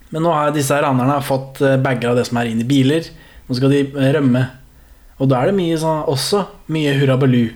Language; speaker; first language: Norwegian; native; Norwegian